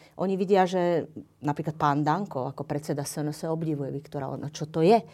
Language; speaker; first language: Slovak; non-native, local second language; Hungarian